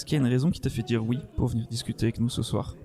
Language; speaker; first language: French; native; French